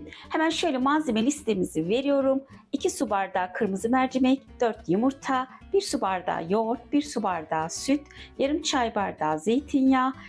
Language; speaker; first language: Turkish; native; Turkish